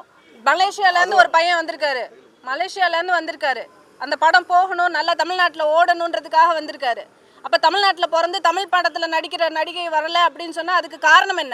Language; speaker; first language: Tamil; native; Tamil